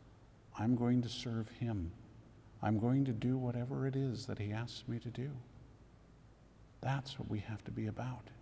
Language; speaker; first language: English; native; English